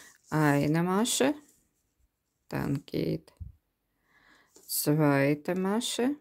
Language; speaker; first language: German; non-native, learner; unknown